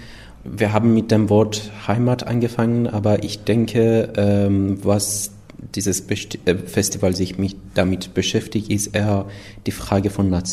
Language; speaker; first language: German; non-native, fluent; Persian